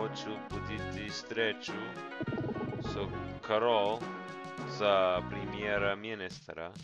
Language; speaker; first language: Russian; non-native, learner; English